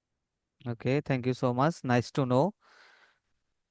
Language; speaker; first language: English; non-native, fluent; Bangla